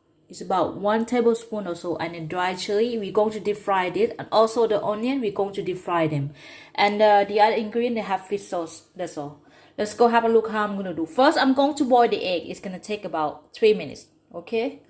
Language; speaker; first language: English; non-native, learner; Thai